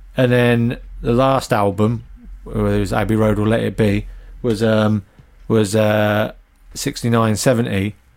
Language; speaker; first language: English; native; English